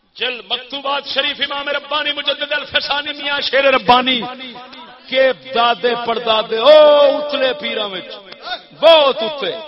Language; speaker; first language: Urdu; non-native, local second language; Punjabi